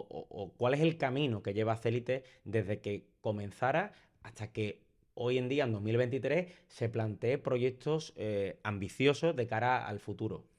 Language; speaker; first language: Spanish; native; Spanish